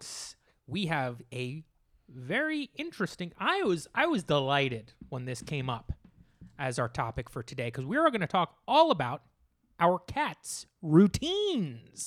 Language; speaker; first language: English; native; English